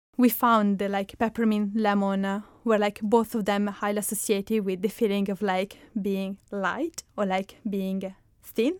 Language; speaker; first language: English; non-native, fluent; Italian